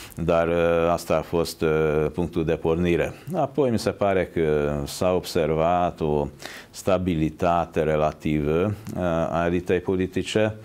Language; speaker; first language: Romanian; non-native, fluent; Hungarian